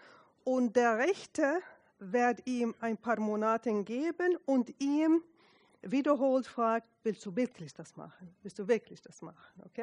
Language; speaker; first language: German; non-native, fluent; Arabic